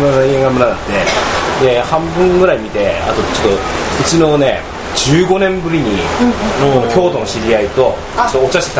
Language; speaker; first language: Japanese; native; Japanese